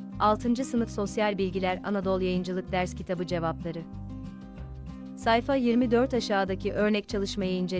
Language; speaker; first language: Turkish; native; Turkish